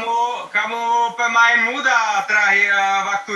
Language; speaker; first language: Indonesian; non-native, learner; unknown